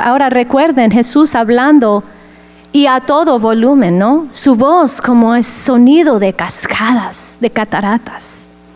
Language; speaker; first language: Spanish; non-native, fluent; English